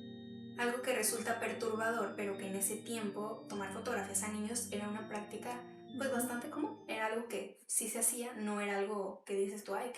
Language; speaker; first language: Spanish; native; Spanish